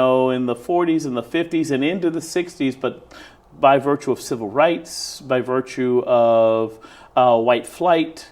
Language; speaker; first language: English; native; English